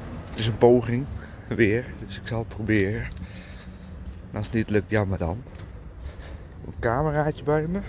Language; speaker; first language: Dutch; native; Dutch